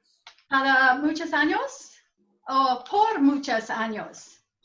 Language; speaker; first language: Spanish; non-native, learner; English